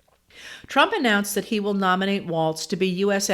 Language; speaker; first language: English; native; English